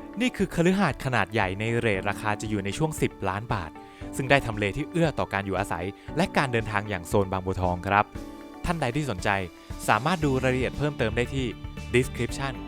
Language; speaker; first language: Thai; native; Thai